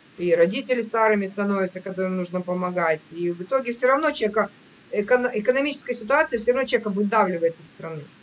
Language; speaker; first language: Russian; native; Russian